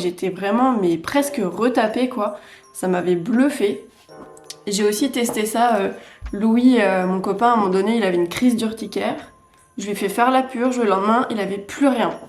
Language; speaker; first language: French; native; French